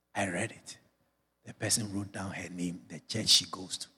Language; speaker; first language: English; non-native, local second language; Akan